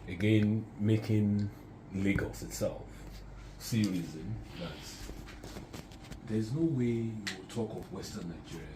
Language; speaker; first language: English; non-native, local second language; Yoruba